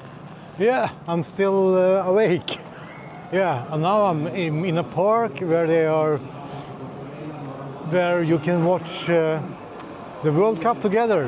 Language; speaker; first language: English; non-native, fluent; Swedish